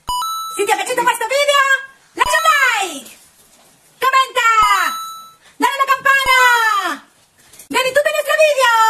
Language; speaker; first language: Italian; non-native, learner; Spanish